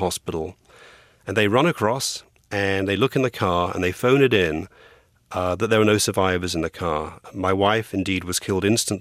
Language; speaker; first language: English; native; English